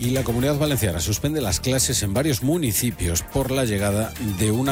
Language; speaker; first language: Spanish; native; Spanish